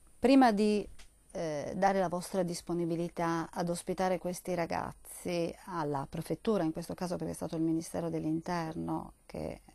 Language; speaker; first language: Italian; native; Italian